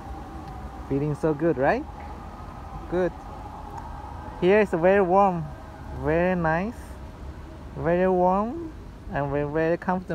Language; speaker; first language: English; non-native, learner; Chinese